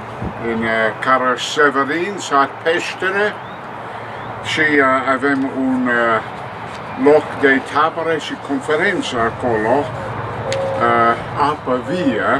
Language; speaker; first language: Romanian; non-native, learner; English